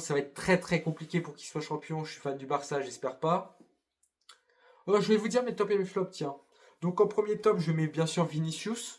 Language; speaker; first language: French; native; French